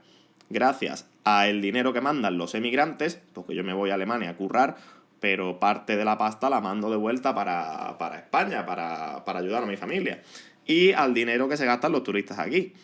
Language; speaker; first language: Spanish; native; Spanish